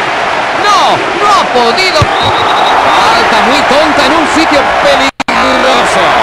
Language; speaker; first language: Spanish; native; Spanish